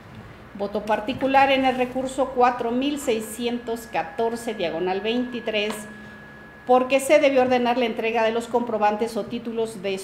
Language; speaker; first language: Spanish; native; Spanish